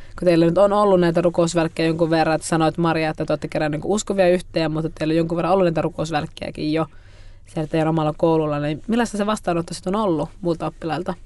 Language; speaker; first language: Finnish; native; Finnish